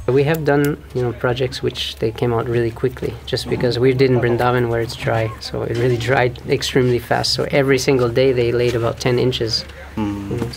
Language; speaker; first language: English; native; English